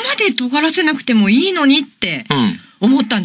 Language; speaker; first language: Japanese; native; Japanese